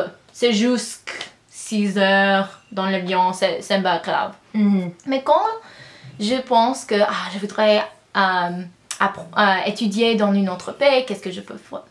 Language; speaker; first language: French; non-native, learner; English